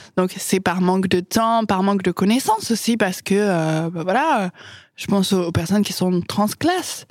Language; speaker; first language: French; non-native, fluent; English